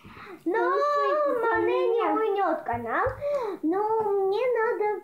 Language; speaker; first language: Russian; early bilingual, heritage; Russian